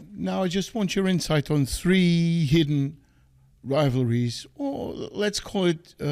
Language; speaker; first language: English; non-native, fluent; Portuguese